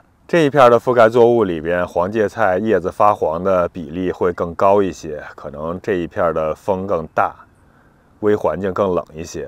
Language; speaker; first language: Chinese; native; Chinese